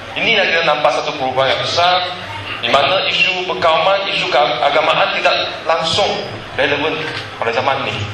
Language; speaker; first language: Malay; non-native, local second language; Chinese